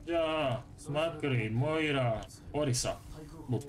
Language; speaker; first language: Japanese; non-native, fluent; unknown